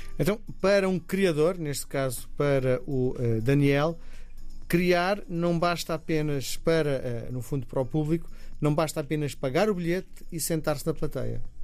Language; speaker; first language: Portuguese; native; Portuguese